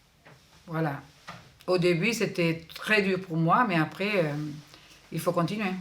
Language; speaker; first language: French; non-native, fluent; Spanish